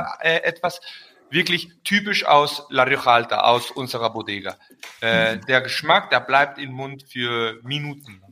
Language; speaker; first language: German; early bilingual, heritage; Spanish